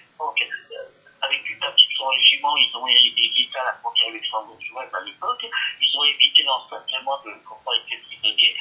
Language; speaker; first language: French; early bilingual, other home language; Yiddish